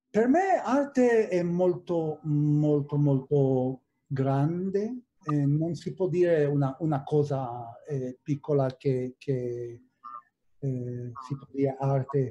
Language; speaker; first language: Italian; non-native, fluent; Hebrew